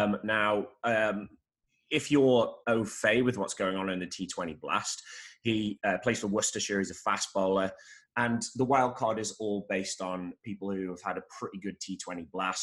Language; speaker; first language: English; native; English